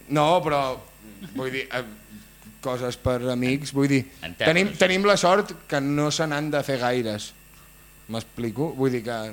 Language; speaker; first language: Catalan; non-native, local second language; Spanish